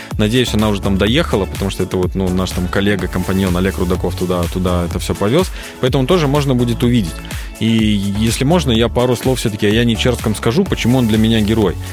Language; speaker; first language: Russian; native; Russian